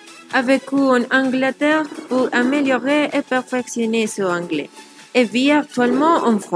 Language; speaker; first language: French; non-native, learner; Spanish